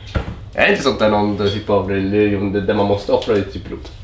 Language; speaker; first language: Swedish; native; Swedish